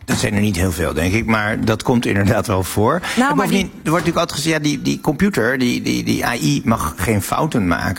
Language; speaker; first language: Dutch; native; Dutch